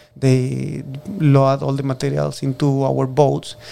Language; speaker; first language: English; non-native, fluent; Spanish